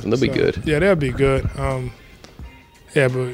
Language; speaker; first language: English; native; English